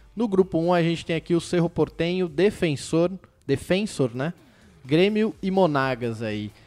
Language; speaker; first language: Portuguese; native; Portuguese